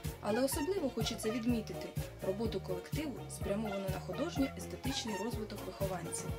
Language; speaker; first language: Ukrainian; native; Ukrainian